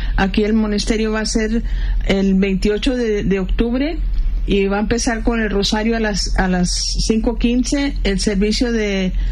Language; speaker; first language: Spanish; early bilingual, heritage; Spanish